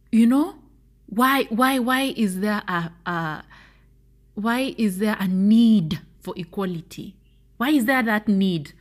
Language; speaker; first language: English; non-native, local second language; Swahili